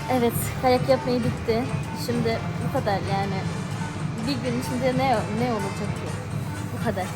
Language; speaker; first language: Turkish; non-native, fluent; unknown